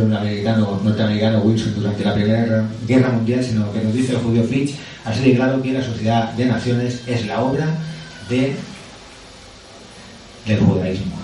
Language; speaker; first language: Spanish; native; Spanish